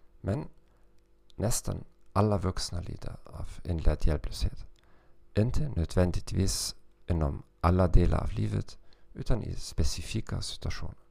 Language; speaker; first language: Swedish; non-native, fluent; German